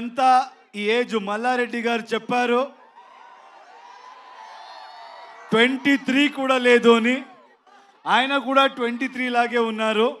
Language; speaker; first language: Telugu; non-native, learner; Kannada